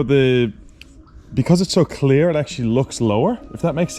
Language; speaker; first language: English; native; English